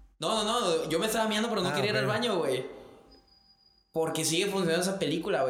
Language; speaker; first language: Spanish; native; Spanish